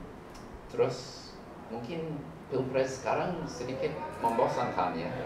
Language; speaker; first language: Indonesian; non-native, learner; English